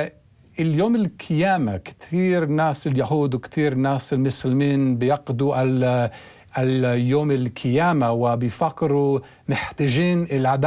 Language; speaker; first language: Arabic; non-native, learner; English